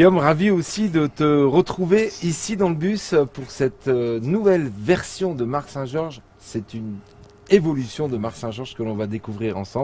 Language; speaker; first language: French; native; French